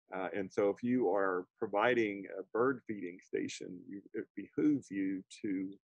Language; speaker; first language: English; native; English